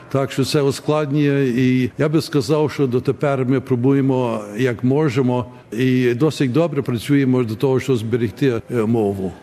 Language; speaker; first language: Ukrainian; early bilingual, heritage; Ukrainian